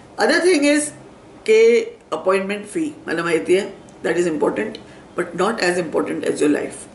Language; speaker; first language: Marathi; non-native, local second language; Sindhi